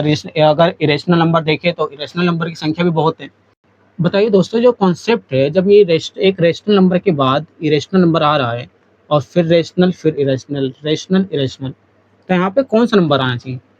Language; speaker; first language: Hindi; native; Hindi